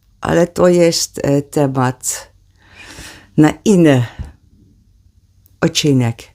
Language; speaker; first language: Polish; non-native, learner; Dutch